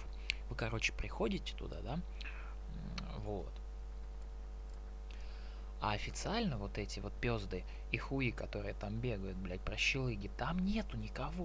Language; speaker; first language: Russian; native; Russian